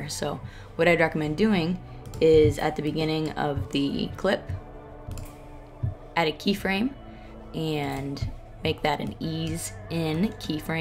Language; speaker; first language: English; native; English